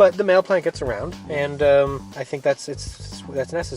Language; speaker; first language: English; native; English